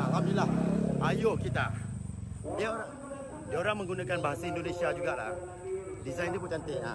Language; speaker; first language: Malay; native; Malay